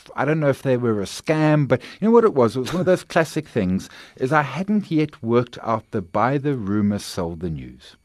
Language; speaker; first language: English; native; English